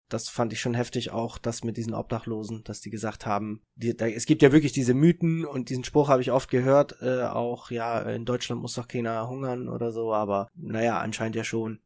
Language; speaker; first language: German; early bilingual, other home language; Italian